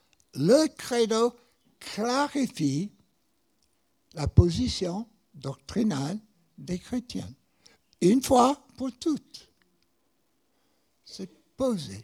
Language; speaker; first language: French; non-native, fluent; English